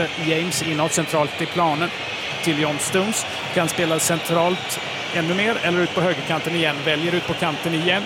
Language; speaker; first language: Swedish; native; Swedish